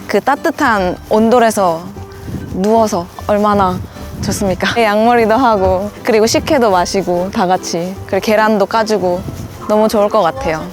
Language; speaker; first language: Korean; early bilingual, other home language; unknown